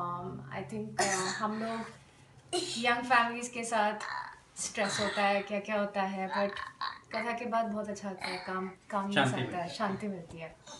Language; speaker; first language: Hindi; native; Hindi